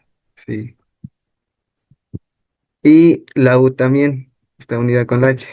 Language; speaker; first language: Spanish; non-native, local second language; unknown